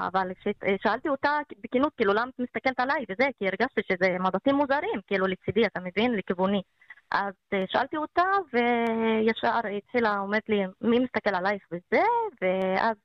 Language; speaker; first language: Hebrew; non-native, local second language; Arabic